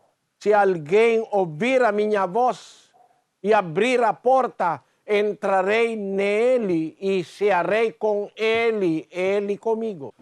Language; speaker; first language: Portuguese; non-native, learner; Filipino